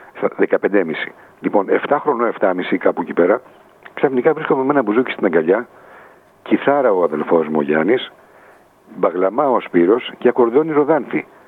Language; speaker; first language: Greek; native; Greek